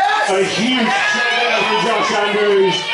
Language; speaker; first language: English; native; English